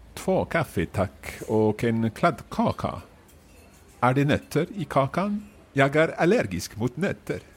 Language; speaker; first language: Swedish; non-native, learner; English